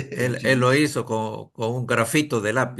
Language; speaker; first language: Spanish; native; Spanish